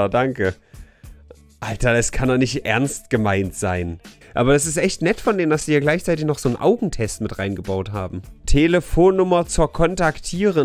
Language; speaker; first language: German; native; German